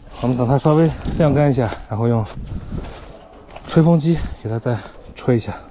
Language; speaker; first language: Chinese; native; Chinese